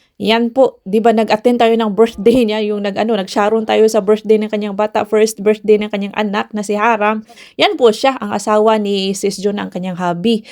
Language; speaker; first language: Filipino; non-native, local second language; Cebuano